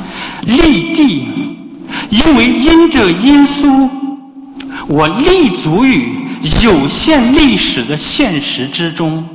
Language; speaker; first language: Chinese; native; Chinese